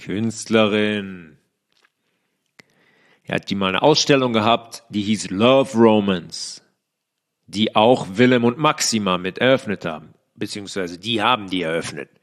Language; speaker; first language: German; native; German